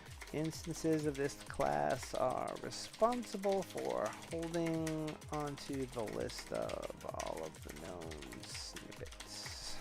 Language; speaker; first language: English; native; English